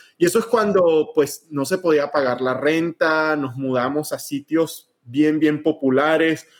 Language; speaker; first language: Spanish; native; Spanish